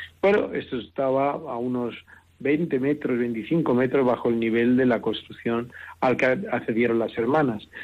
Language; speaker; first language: Spanish; native; Spanish